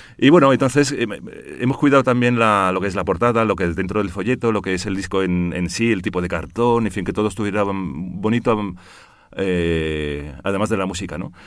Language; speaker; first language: Spanish; early bilingual, heritage; Spanish